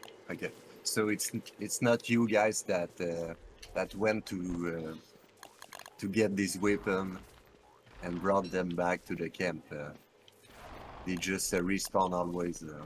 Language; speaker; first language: English; non-native, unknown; French